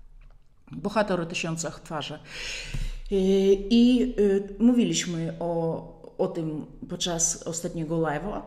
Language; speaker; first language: Polish; non-native, fluent; Russian